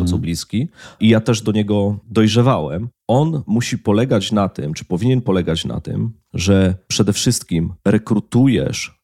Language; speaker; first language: Polish; native; Polish